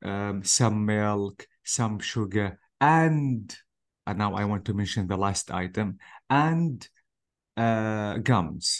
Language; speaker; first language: English; non-native, fluent; Arabic